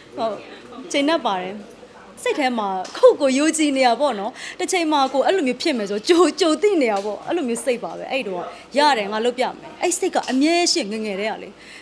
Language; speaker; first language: Burmese; native; Burmese